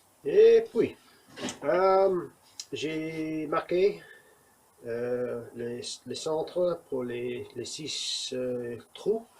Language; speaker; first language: French; non-native, learner; English